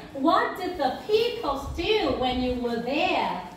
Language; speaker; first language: English; non-native, fluent; Vietnamese